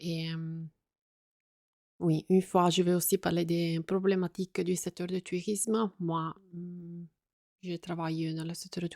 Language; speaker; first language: French; non-native, fluent; Italian